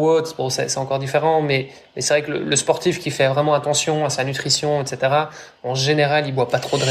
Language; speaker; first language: French; native; French